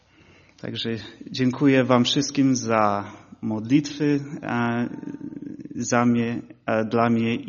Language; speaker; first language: Polish; early bilingual, heritage; Polish